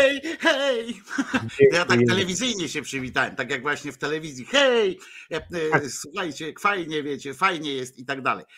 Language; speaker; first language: Polish; native; Polish